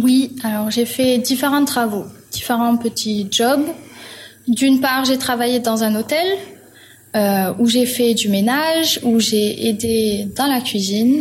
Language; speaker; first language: French; non-native, fluent; German